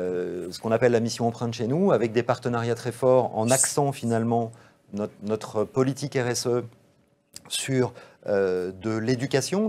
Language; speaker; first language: French; native; French